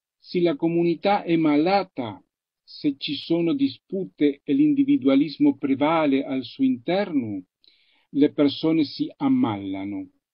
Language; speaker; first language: Italian; non-native, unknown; Spanish